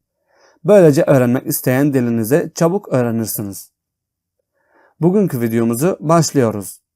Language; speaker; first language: Turkish; non-native, fluent; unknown